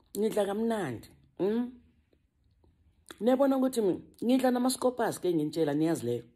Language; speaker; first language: Zulu; native; Zulu